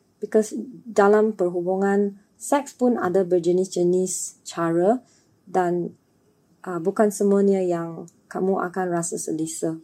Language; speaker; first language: Malay; non-native, local second language; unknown